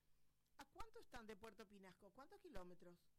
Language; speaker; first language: Spanish; native; Spanish